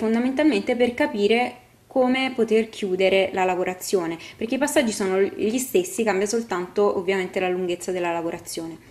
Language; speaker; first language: Italian; native; Italian